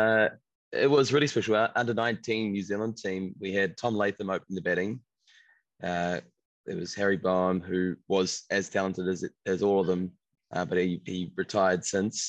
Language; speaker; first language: English; native; English